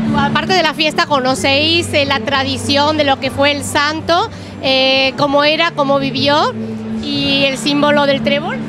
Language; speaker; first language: Spanish; native; Spanish